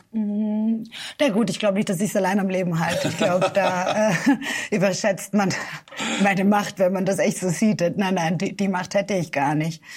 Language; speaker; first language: German; early bilingual, other home language; Serbian